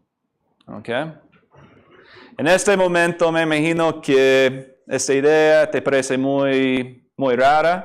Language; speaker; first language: Spanish; non-native, fluent; English